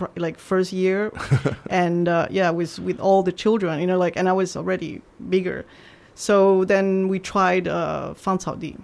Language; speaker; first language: English; non-native, fluent; Chinese